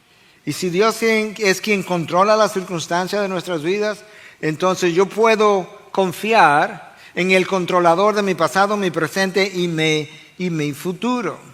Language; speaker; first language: Spanish; native; Spanish